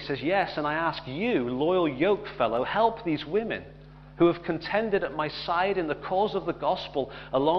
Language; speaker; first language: English; native; English